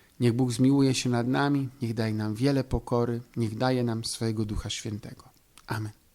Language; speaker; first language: Polish; native; Polish